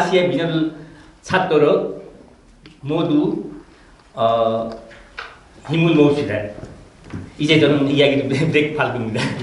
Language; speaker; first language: Korean; non-native, fluent; Nepali